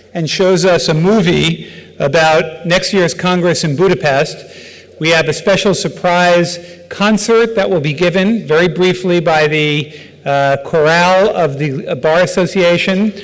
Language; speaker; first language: English; native; English